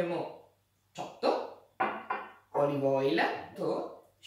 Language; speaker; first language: Japanese; non-native, learner; Italian